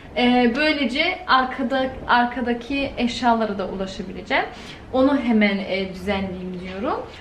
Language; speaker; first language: Turkish; early bilingual, heritage; Turkish